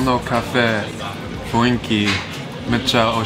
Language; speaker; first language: Japanese; non-native, learner; English